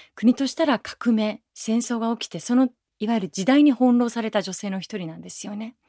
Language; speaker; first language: Japanese; early bilingual, other home language; Persian